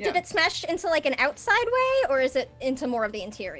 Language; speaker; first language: English; native; English